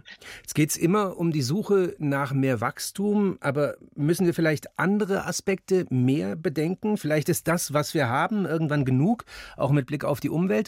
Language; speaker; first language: German; native; German